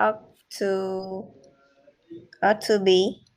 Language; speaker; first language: English; non-native, learner; Vietnamese